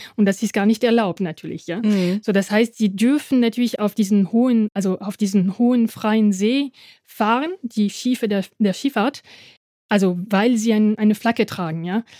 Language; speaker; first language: German; non-native, fluent; French